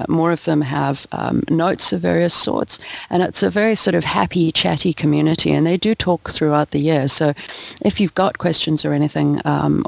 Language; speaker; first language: English; native; English